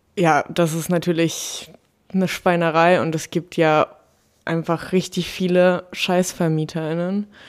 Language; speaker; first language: German; early bilingual, other home language; Russian